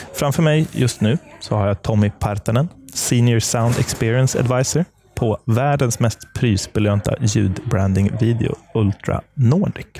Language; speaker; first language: Swedish; native; Swedish